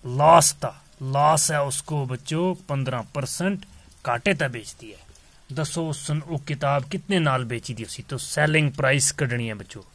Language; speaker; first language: Urdu; non-native, local second language; Punjabi